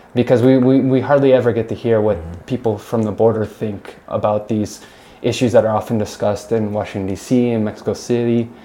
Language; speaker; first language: English; native; English